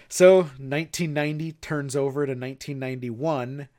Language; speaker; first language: English; native; English